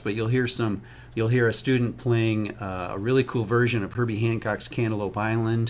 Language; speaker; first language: English; native; English